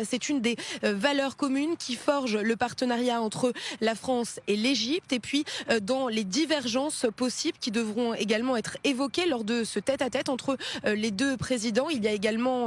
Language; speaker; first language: French; native; French